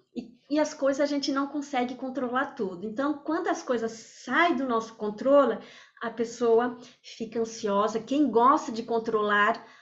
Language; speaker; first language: Portuguese; early bilingual, other home language; French